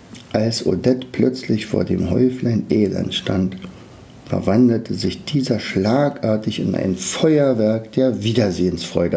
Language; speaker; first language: German; native; German